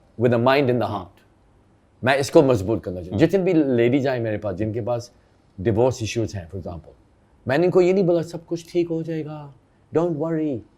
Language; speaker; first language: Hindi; early bilingual, heritage; Hindi